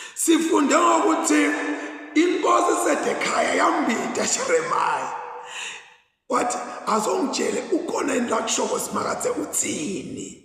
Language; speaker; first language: Zulu; non-native, local second language; Swati